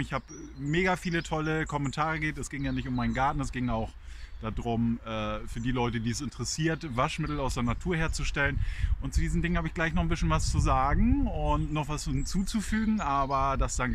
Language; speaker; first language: German; native; German